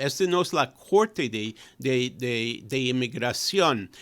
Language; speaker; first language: Spanish; non-native, fluent; English